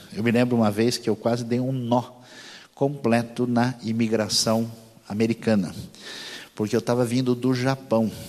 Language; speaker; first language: Portuguese; native; Portuguese